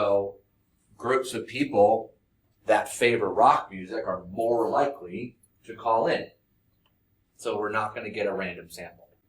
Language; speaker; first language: English; native; English